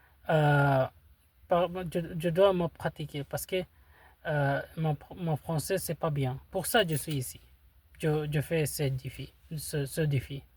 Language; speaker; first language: French; non-native, learner; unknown